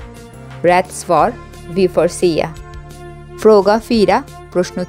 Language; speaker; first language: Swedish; non-native, fluent; Bangla